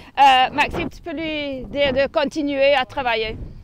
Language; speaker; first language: French; non-native, fluent; English